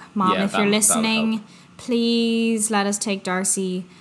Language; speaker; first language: English; native; English